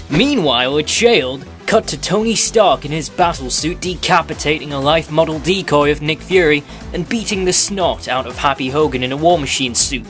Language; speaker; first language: English; native; English